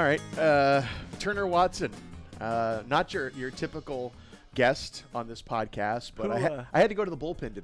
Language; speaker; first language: English; native; English